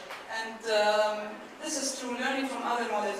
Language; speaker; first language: English; non-native, fluent; Arabic